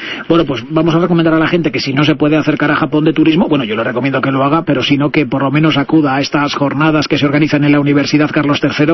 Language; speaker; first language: Spanish; native; Spanish